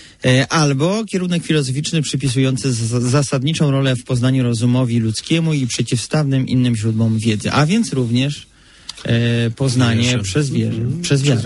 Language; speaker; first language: Polish; native; Polish